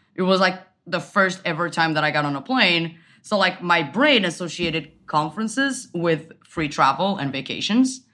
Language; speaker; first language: English; non-native, fluent; Portuguese